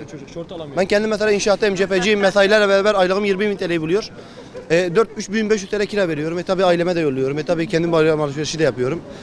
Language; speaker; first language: Turkish; native; Turkish